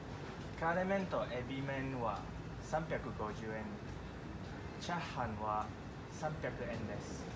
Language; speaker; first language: Japanese; non-native, learner; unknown